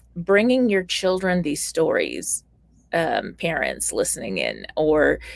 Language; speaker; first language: English; native; English